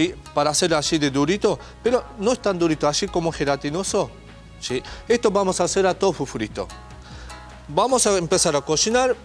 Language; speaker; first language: Spanish; non-native, learner; Japanese